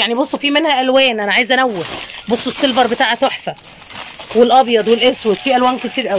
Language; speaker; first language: Arabic; native; Arabic